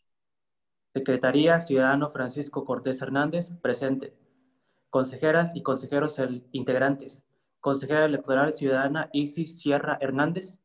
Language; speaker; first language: Spanish; native; Spanish